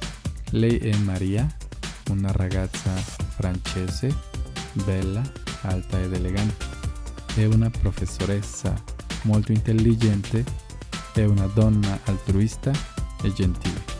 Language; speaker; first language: Italian; non-native, fluent; Spanish